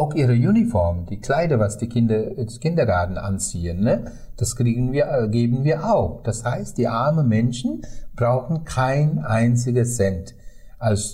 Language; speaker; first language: German; non-native, fluent; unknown